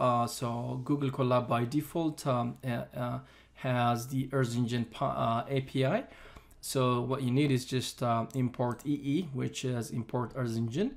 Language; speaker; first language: English; non-native, fluent; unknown